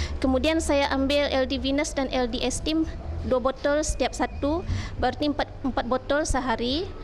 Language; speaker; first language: Malay; native; Malay